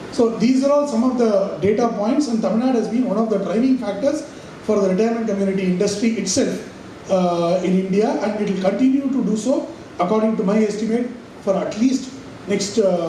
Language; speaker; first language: English; non-native, local second language; Tamil